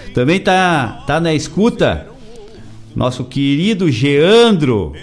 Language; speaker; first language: Portuguese; native; Portuguese